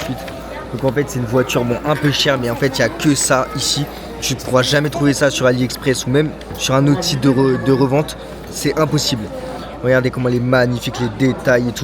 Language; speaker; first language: French; native; French